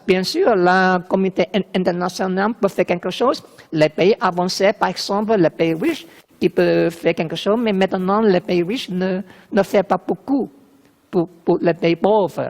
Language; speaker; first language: French; non-native, fluent; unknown